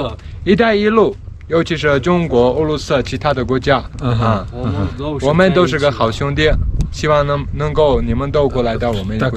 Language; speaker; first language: Chinese; non-native, fluent; Tajik